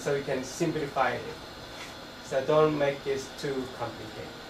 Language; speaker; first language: English; non-native, fluent; Japanese